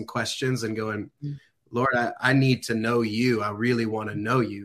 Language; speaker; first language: English; native; English